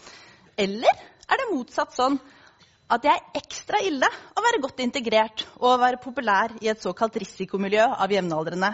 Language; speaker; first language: Norwegian; native; Norwegian